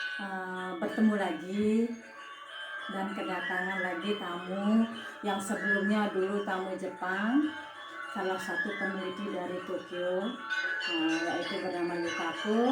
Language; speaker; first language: Indonesian; non-native, local second language; Balinese